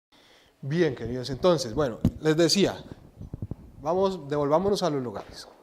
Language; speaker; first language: Spanish; native; Spanish